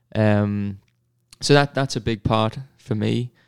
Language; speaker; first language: English; native; English